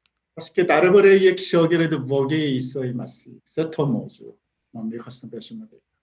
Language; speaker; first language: Persian; non-native, learner; Korean